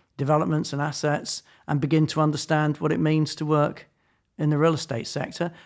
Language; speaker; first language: English; native; English